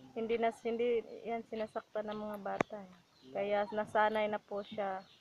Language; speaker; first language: Filipino; non-native, local second language; Cebuano